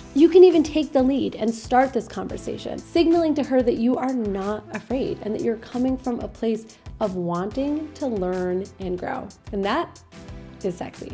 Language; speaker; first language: English; native; English